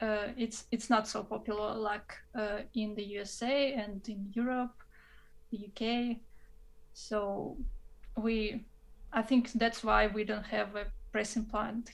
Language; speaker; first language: English; non-native, fluent; Russian